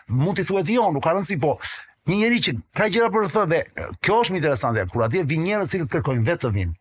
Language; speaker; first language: Albanian; non-native, local second language; Greek